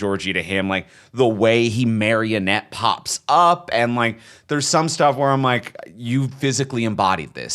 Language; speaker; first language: English; native; English